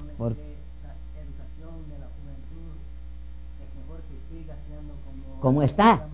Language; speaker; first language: Spanish; non-native, fluent; English